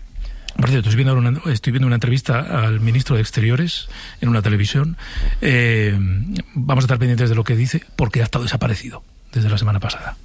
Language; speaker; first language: Spanish; native; Spanish